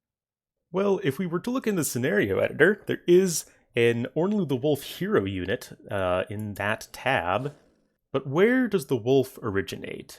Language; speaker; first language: English; native; English